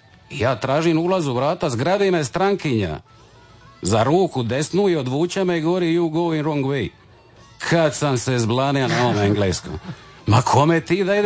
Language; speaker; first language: Serbian; native; Serbian